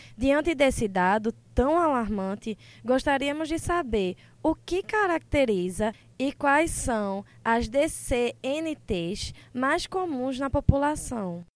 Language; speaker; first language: Portuguese; native; Portuguese